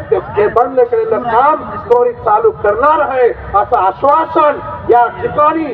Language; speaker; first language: Marathi; non-native, local second language; Lambadi